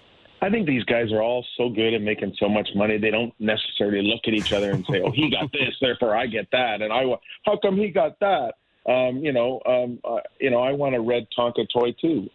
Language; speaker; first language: English; native; English